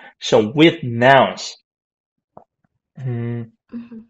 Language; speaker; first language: English; non-native, fluent; Korean